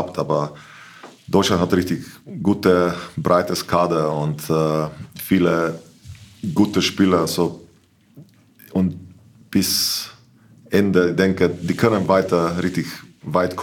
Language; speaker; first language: German; non-native, learner; Slovenian